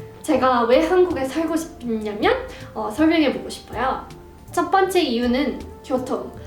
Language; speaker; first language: Korean; non-native, fluent; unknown